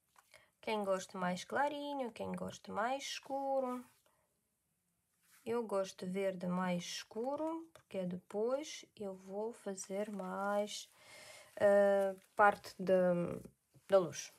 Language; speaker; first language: Portuguese; non-native, learner; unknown